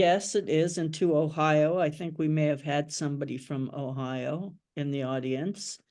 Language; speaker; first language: English; native; English